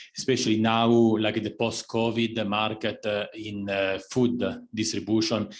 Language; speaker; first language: English; non-native, fluent; Italian